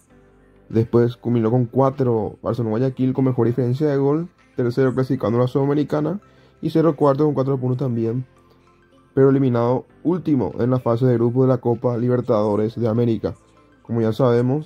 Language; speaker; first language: Spanish; native; Spanish